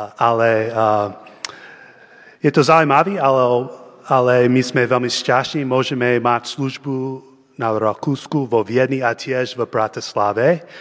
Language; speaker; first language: Slovak; non-native, learner; English